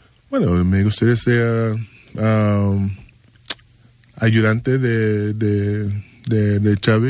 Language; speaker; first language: Spanish; non-native, learner; English